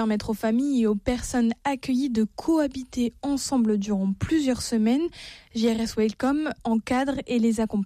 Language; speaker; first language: French; native; French